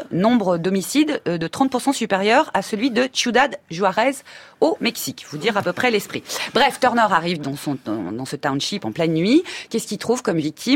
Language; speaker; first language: French; native; French